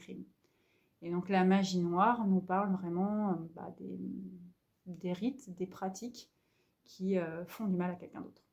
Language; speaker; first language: French; native; French